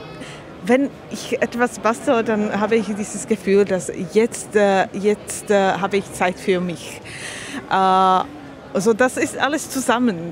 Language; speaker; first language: German; non-native, learner; Slovak